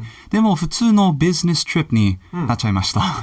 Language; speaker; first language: Japanese; non-native, learner; English